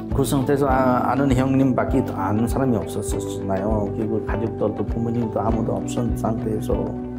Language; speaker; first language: Korean; non-native, fluent; Bangla